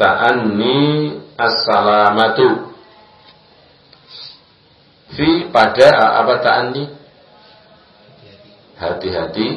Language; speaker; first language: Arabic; non-native, fluent; Indonesian